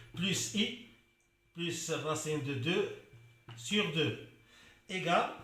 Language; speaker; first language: French; non-native, local second language; Arabic